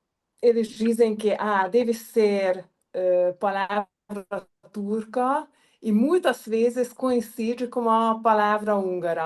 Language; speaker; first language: Portuguese; non-native, fluent; Hungarian